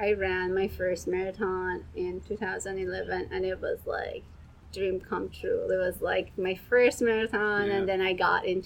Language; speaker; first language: English; non-native, fluent; Persian